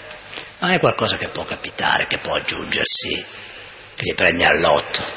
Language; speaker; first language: Italian; native; Italian